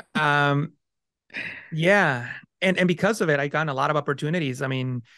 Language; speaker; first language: English; early bilingual, other home language; Spanish